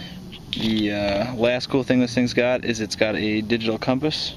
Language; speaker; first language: English; native; English